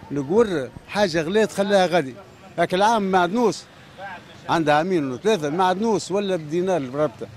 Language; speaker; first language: Arabic; native; Arabic